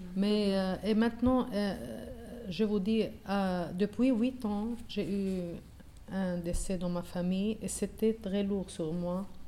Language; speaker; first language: French; non-native, local second language; Arabic